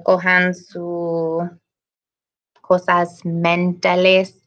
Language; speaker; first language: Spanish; non-native, learner; English